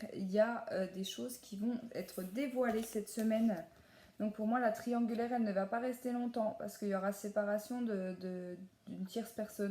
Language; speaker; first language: French; native; French